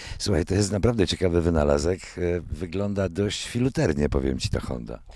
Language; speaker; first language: Polish; native; Polish